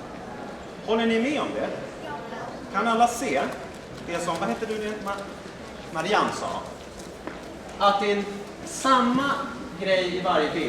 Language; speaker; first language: Swedish; native; Swedish